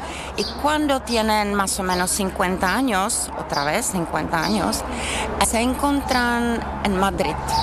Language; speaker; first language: Spanish; non-native, learner; Czech